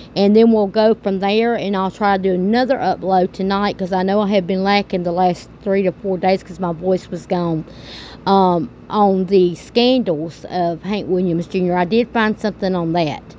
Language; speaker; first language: English; native; English